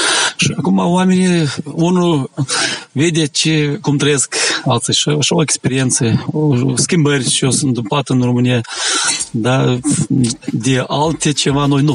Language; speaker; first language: Romanian; non-native, local second language; Gagauz